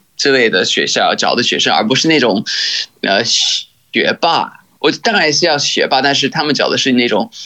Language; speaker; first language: Chinese; non-native, fluent; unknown